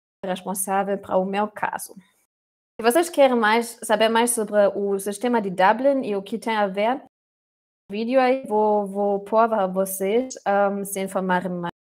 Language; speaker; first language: Portuguese; non-native, fluent; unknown